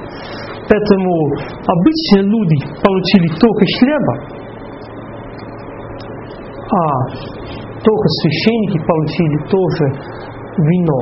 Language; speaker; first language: Russian; non-native, fluent; Dutch